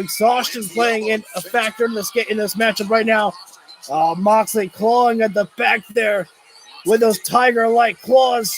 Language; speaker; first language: English; native; English